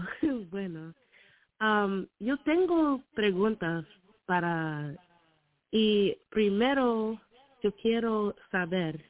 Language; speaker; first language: Spanish; non-native, learner; English